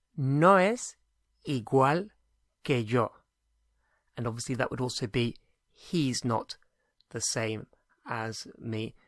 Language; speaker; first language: English; native; English